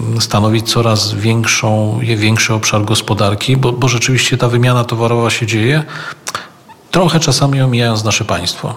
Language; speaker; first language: Polish; native; Polish